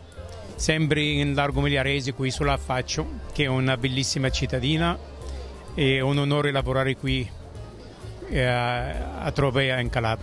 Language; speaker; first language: Italian; non-native, fluent; Arabic